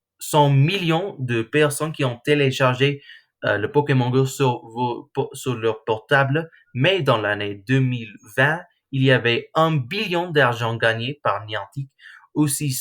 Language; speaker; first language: French; non-native, learner; English